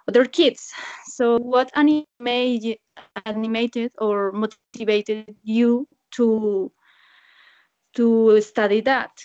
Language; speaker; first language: English; non-native, learner; Spanish